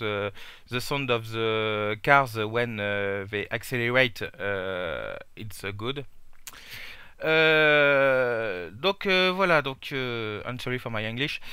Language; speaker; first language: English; non-native, learner; French